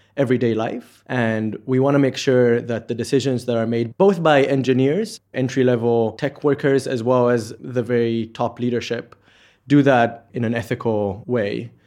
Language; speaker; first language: English; non-native, fluent; Hebrew